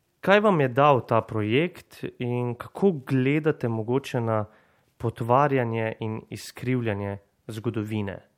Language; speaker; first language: Slovenian; native; Slovenian